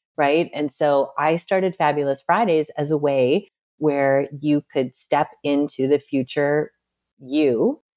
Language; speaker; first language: English; native; English